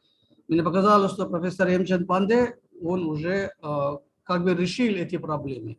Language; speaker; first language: Russian; native; Russian